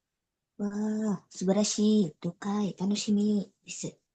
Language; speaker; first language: Japanese; non-native, learner; Indonesian